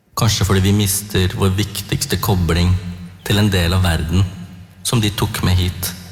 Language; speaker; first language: Norwegian; early bilingual, other home language; Tamil